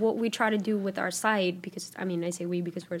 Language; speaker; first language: English; non-native, fluent; Spanish